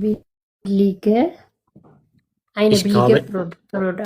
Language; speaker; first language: German; non-native, learner; Amharic